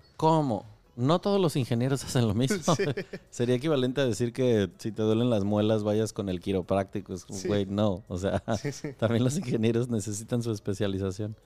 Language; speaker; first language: Spanish; native; Spanish